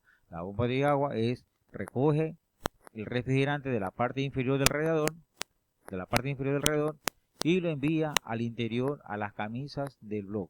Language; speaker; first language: Spanish; native; Spanish